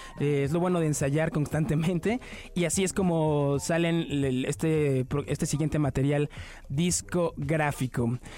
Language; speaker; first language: Spanish; native; Spanish